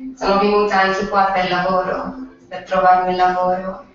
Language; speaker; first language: Italian; non-native, learner; Arabic